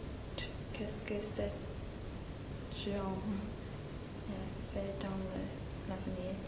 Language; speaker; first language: French; non-native, learner; English